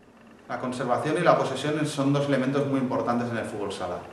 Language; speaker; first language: Spanish; native; Spanish